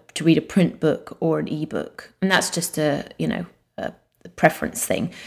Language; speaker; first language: English; native; English